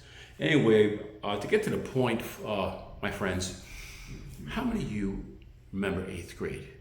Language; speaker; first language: English; native; English